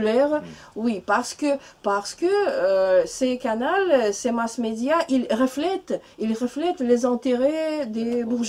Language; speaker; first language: French; non-native, learner; Russian